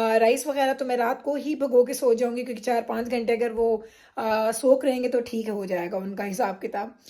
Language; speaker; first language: Urdu; native; Urdu